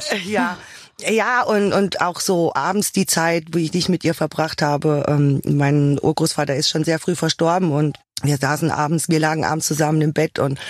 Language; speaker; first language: German; native; German